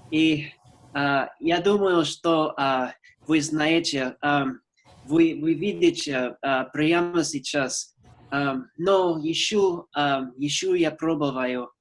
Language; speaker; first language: Russian; non-native, learner; English